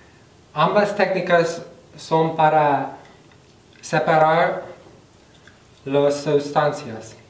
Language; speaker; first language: Spanish; non-native, fluent; English